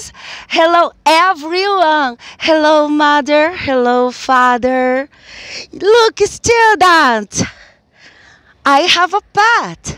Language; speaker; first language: English; non-native, fluent; Portuguese